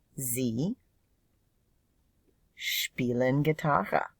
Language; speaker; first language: German; non-native, fluent; English